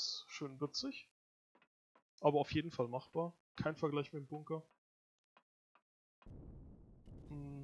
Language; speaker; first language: German; native; German